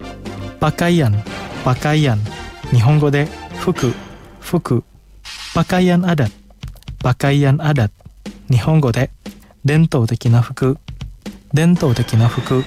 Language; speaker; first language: Japanese; non-native, fluent; Indonesian